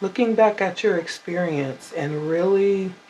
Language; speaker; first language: English; native; English